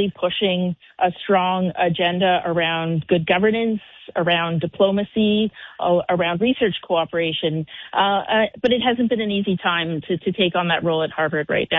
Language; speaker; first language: English; native; English